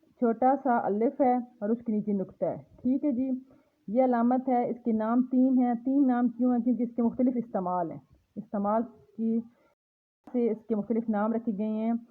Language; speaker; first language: Urdu; non-native, local second language; Punjabi